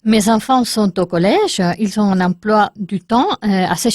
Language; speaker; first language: French; non-native, learner; Spanish